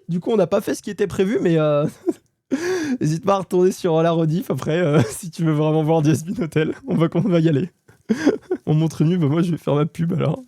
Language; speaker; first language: French; native; French